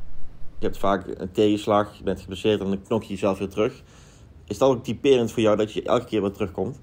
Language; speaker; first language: Dutch; native; Dutch